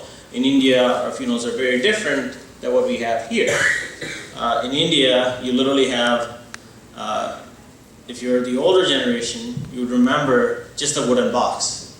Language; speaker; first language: English; early bilingual, other home language; Malayalam